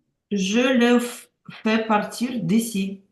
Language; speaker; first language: French; non-native, learner; Ukrainian